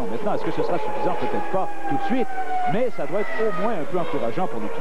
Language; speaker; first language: French; native; French